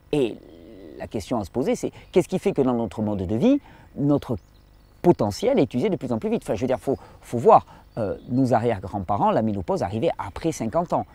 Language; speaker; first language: French; native; French